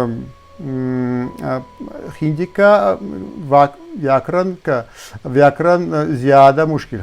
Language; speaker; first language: Hindi; non-native, learner; Russian